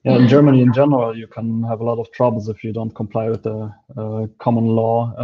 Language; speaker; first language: English; non-native, fluent; Polish